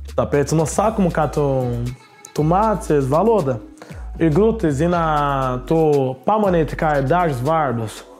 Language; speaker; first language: Latvian; non-native, learner; Portuguese